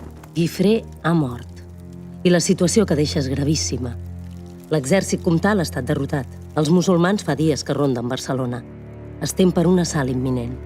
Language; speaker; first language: Catalan; native; Catalan